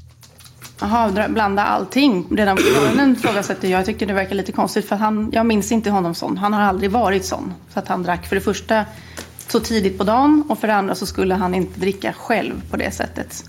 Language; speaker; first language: Swedish; native; Swedish